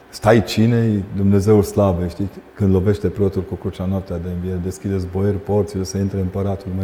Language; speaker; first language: Romanian; native; Romanian